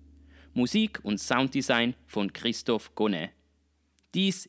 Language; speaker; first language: German; native; German